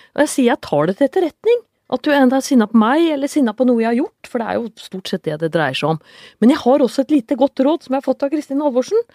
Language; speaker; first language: Norwegian; native; Norwegian